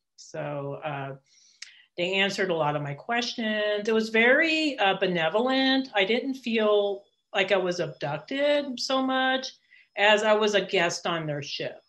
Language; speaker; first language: English; early bilingual, other home language; Italian